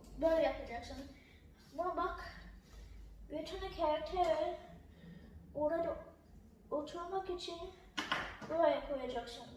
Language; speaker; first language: Turkish; early bilingual, heritage; Turkish